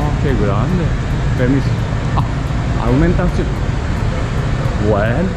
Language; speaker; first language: Spanish; non-native, learner; Japanese